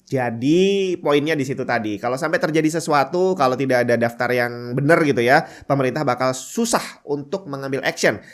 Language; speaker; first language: Indonesian; native; Indonesian